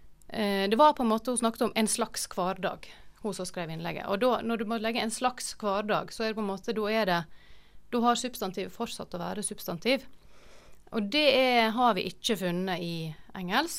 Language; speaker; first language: Norwegian; native; Norwegian